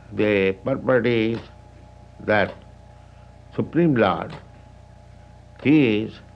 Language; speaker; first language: English; non-native, local second language; Bangla